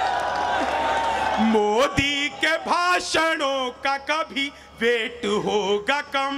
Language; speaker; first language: Hindi; native; Hindi